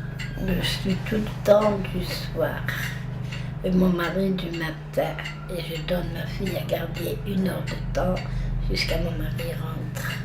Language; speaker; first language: French; non-native, learner; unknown